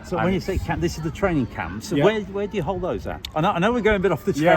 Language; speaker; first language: English; native; English